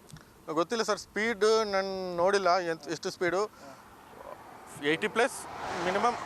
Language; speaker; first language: Kannada; non-native, learner; Telugu